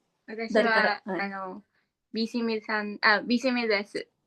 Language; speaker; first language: Japanese; non-native, learner; Filipino